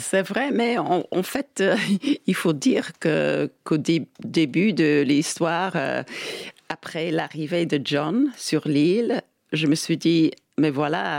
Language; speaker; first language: French; non-native, fluent; English